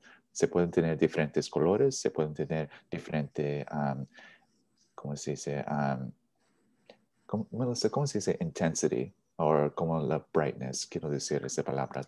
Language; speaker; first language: Spanish; non-native, learner; English